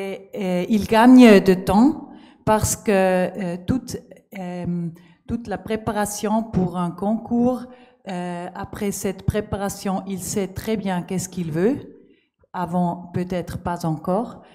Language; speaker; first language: French; non-native, learner; German